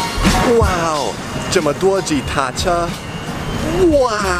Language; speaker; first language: Chinese; non-native, learner; English